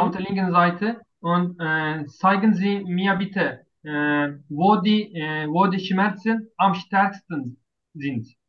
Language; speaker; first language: German; non-native, learner; Turkish